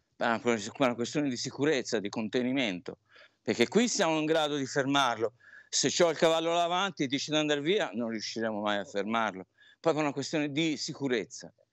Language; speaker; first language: Italian; native; Italian